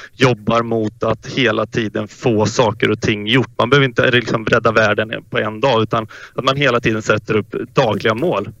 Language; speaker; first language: Swedish; native; Swedish